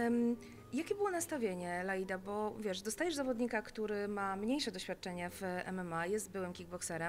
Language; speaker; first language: Polish; native; Polish